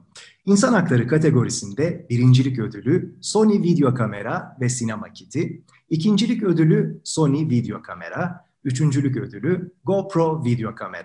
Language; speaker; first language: Turkish; native; Turkish